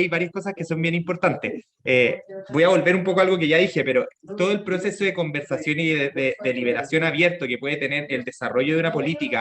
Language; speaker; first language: Spanish; native; Spanish